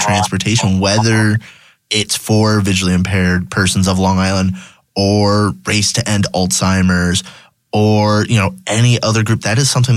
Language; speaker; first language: English; non-native, fluent; Spanish